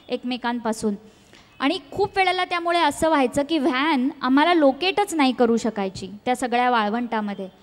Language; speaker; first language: Marathi; native; Marathi